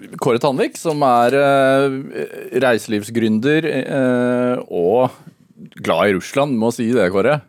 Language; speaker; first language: Norwegian; native; Norwegian